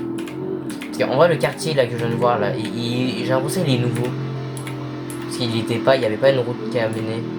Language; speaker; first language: French; native; French